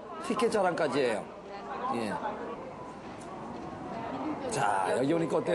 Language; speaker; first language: Korean; native; Korean